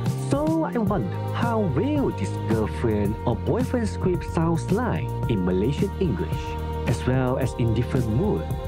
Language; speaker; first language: English; non-native, local second language; Chinese